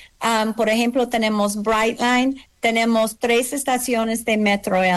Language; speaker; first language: Spanish; non-native, learner; English